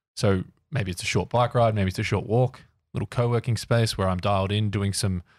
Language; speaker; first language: English; native; English